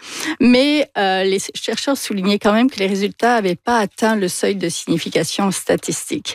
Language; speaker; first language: French; native; French